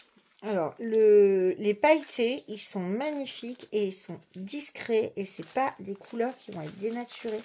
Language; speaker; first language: French; native; French